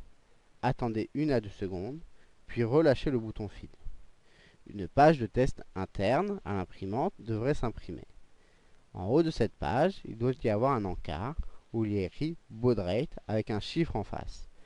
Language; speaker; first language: French; native; French